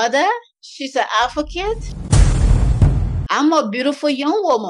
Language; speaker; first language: English; native; English